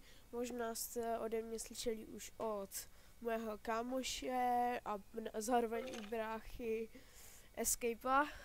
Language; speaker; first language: Czech; native; Czech